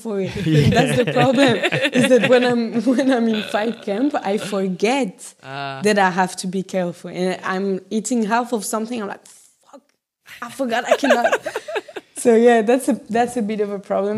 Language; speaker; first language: English; non-native, fluent; French